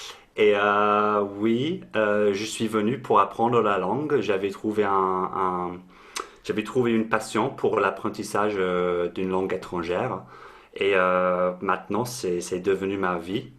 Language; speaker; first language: French; non-native, fluent; English